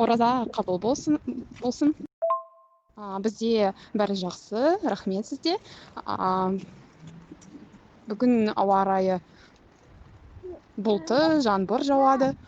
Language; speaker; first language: Kazakh; non-native, local second language; Russian